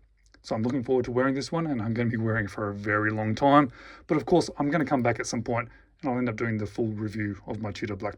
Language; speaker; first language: English; native; English